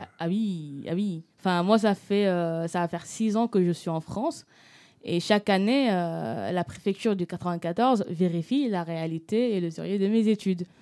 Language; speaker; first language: French; non-native, local second language; Wolof